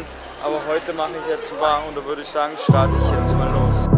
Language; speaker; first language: German; native; German